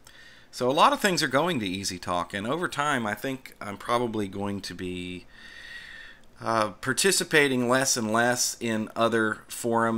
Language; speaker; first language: English; native; English